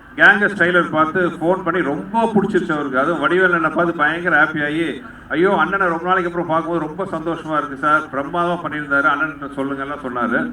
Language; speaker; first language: Tamil; native; Tamil